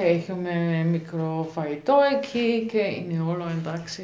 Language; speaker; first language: Greek; non-native, learner; German